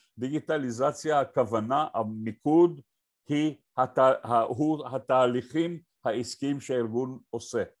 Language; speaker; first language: Hebrew; native; Hebrew